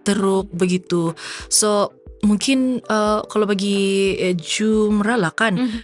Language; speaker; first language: Malay; native; Malay